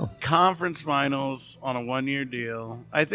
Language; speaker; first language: English; native; English